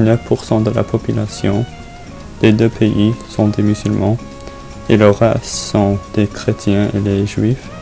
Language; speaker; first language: French; non-native, learner; English